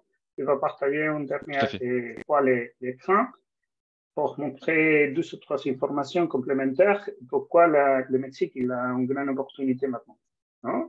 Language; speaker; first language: French; non-native, fluent; Spanish